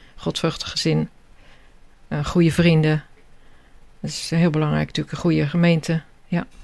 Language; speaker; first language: Dutch; native; Dutch